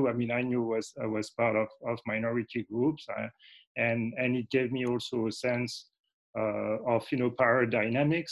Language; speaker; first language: English; non-native, fluent; French